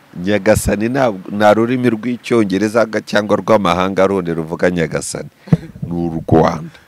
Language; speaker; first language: Kinyarwanda; native; Kinyarwanda